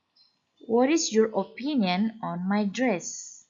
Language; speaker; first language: English; non-native, fluent; Indonesian